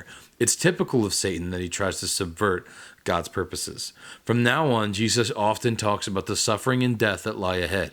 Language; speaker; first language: English; native; English